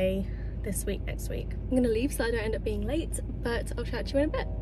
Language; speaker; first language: English; native; English